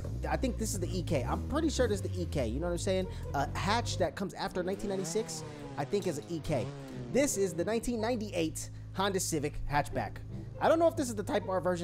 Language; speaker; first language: English; native; English